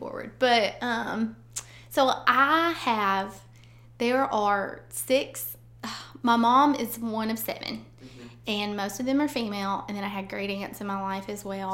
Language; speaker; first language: English; native; English